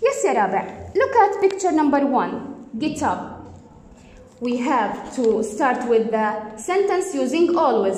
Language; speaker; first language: English; non-native, fluent; Arabic